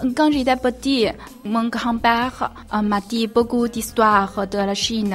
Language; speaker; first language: French; non-native, learner; Chinese